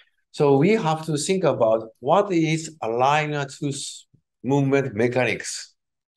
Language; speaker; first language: English; non-native, learner; Japanese